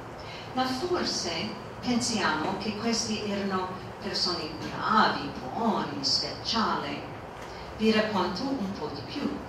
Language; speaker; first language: Italian; non-native, fluent; English